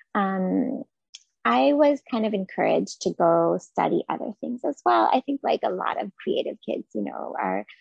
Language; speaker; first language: English; non-native, fluent; Hebrew